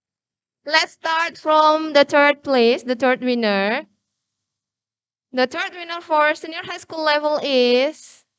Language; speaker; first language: English; non-native, learner; Indonesian